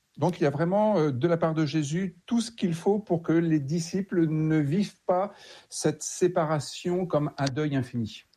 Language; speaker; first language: French; native; French